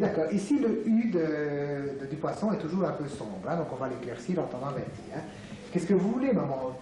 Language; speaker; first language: French; native; French